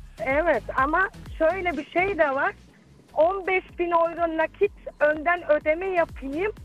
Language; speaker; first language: Turkish; early bilingual, heritage; Turkish